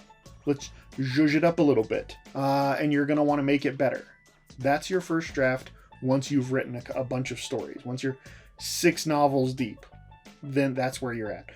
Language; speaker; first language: English; native; English